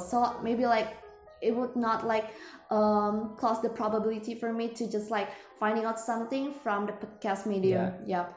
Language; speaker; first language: English; non-native, learner; Indonesian